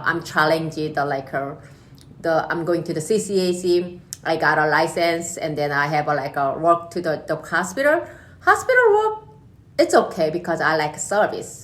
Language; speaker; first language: English; non-native, learner; Korean